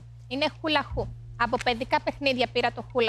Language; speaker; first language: Greek; native; Greek